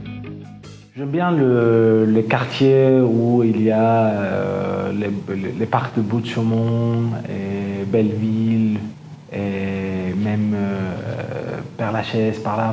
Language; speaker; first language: French; non-native, fluent; Spanish